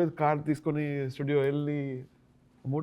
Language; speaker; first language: Telugu; non-native, learner; Tamil